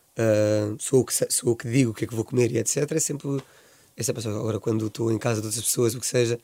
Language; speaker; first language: Portuguese; native; Portuguese